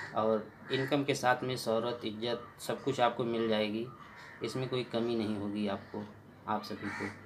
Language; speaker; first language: Hindi; native; Hindi